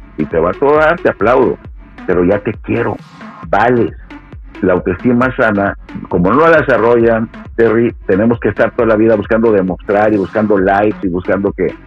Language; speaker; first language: Spanish; native; Spanish